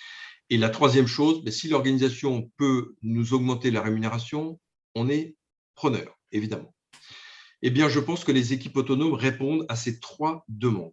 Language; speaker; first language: French; native; French